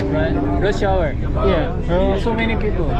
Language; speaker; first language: English; non-native, learner; Korean